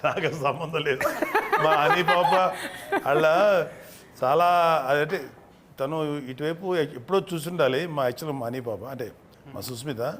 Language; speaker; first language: Telugu; native; Telugu